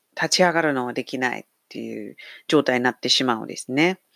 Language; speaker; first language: Japanese; non-native, fluent; English